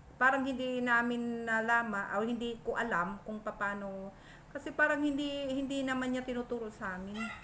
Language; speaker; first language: Filipino; non-native, local second language; Masbatenyo